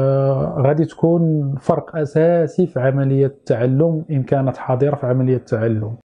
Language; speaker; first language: Arabic; native; Arabic